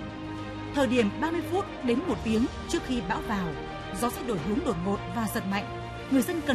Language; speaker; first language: Vietnamese; native; Vietnamese